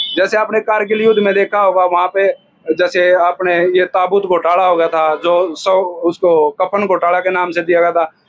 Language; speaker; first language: Hindi; native; Hindi